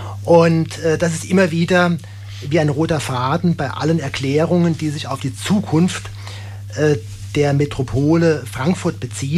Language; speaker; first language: German; native; German